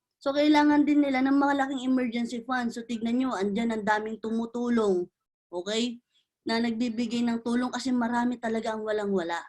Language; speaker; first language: Filipino; native; Filipino